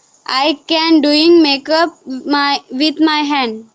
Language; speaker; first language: English; non-native, learner; Marathi